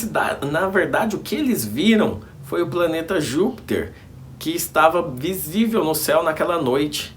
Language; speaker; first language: Portuguese; native; Portuguese